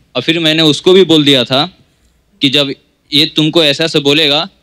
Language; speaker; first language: Hindi; native; Hindi